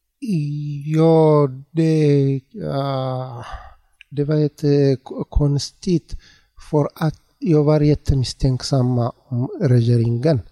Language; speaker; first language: Swedish; non-native, learner; Tigrinya